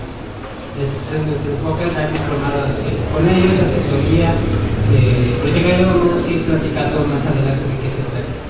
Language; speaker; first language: Spanish; non-native, local second language; Tzotzil